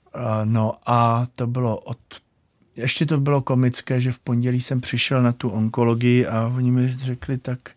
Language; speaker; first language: Czech; native; Czech